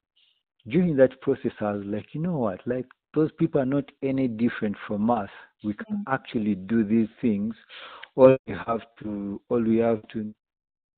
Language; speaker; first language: English; non-native, local second language; Ganda